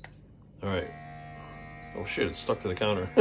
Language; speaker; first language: English; native; English